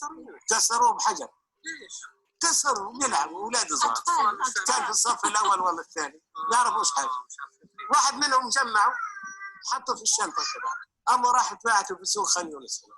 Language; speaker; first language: Arabic; native; Arabic